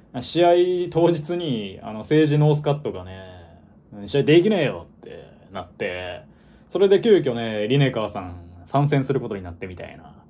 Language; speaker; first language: Japanese; native; Japanese